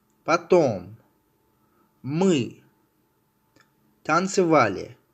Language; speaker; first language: Russian; non-native, fluent; Tajik